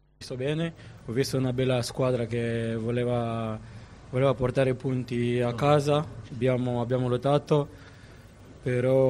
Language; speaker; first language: Italian; non-native, fluent; Portuguese